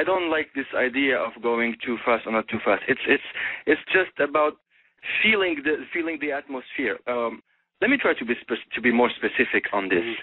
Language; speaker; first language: English; non-native, fluent; Arabic